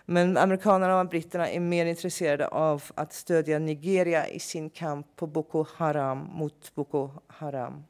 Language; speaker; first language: Swedish; non-native, fluent; English